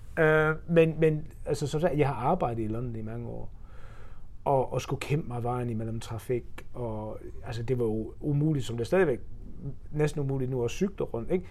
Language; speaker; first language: Danish; non-native, fluent; English